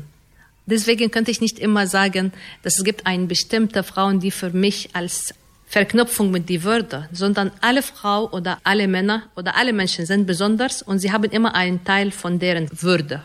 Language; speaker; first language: German; non-native, fluent; Arabic